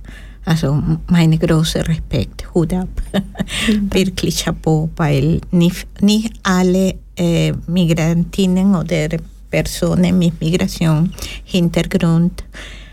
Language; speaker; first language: German; non-native, learner; Spanish